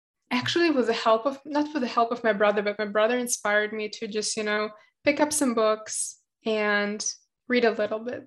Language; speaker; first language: English; non-native, fluent; German